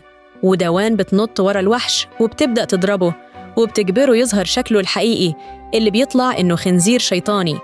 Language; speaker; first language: Arabic; native; Arabic